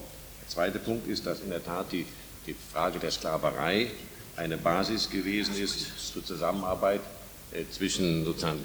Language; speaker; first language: German; native; German